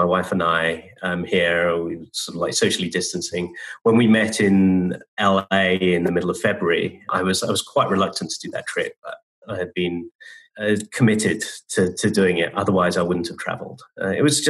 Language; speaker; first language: English; native; English